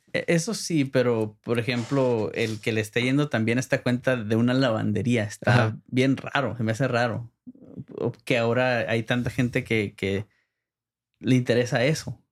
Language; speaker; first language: Spanish; early bilingual, heritage; Spanish